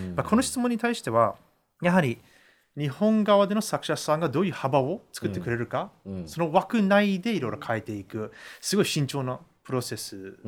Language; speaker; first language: Japanese; early bilingual, heritage; Japanese